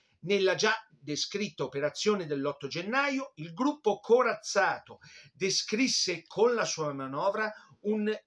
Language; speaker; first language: Italian; native; Italian